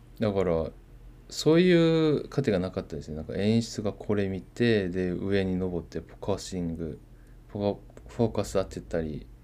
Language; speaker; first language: Japanese; native; Japanese